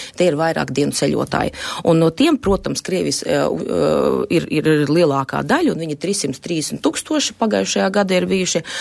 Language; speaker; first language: Latvian; non-native, local second language; Russian